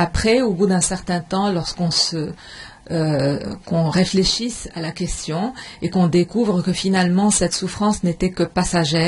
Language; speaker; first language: French; non-native, fluent; Arabic